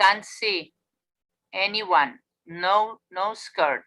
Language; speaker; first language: English; non-native, fluent; Spanish